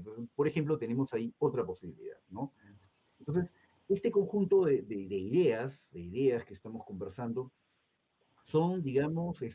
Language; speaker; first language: Spanish; native; Spanish